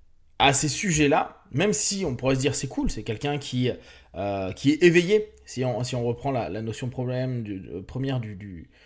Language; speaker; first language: French; native; French